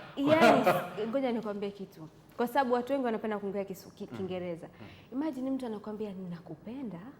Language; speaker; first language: Swahili; native; Swahili